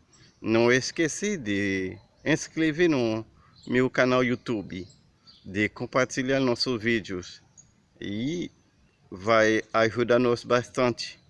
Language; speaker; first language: Portuguese; non-native, learner; Haitian Creole